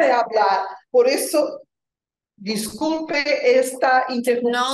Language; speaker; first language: Spanish; non-native, fluent; Portuguese